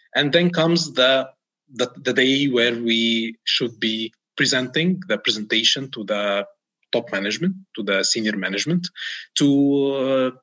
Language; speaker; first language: English; non-native, fluent; Arabic